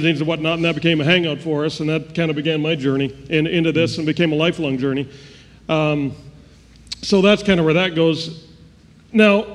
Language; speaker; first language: English; native; English